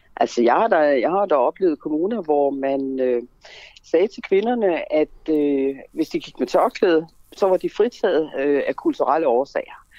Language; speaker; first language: Danish; native; Danish